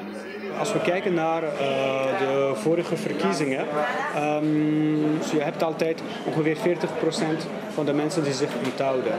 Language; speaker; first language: Dutch; non-native, fluent; Catalan